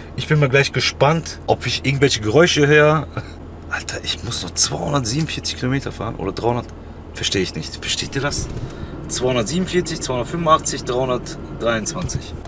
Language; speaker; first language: German; early bilingual, other home language; Turkish